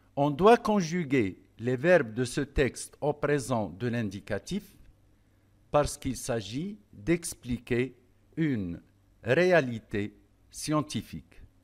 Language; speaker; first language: French; non-native, local second language; Arabic